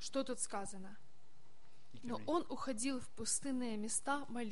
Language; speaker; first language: Russian; native; Russian